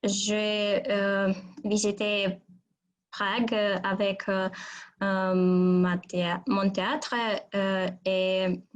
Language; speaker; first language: French; non-native, learner; Russian